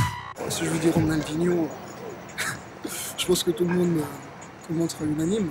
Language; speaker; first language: French; early bilingual, other home language; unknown